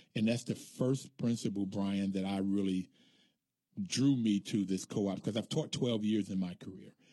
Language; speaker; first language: English; native; English